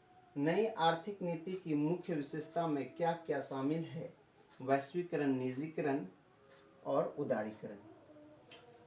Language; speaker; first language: Hindi; native; Hindi